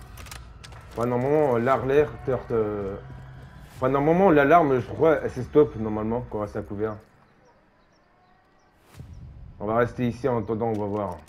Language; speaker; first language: French; native; French